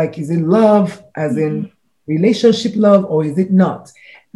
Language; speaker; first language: English; non-native, local second language; Igbo